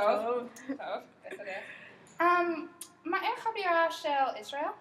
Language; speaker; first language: Hebrew; non-native, learner; English